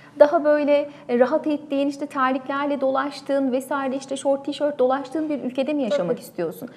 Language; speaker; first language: Turkish; native; Turkish